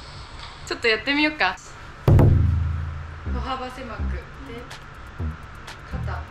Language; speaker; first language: Japanese; native; Japanese